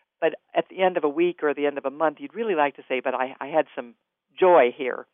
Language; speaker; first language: English; native; English